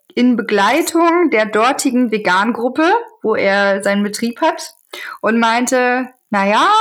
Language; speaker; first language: German; native; German